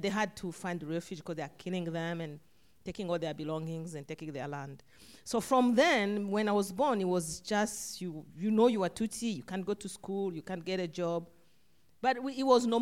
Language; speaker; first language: English; non-native, local second language; Kinyarwanda